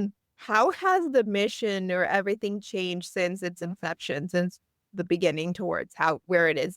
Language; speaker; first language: English; native; English